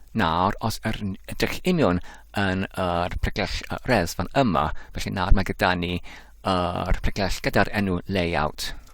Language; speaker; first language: Welsh; non-native, learner; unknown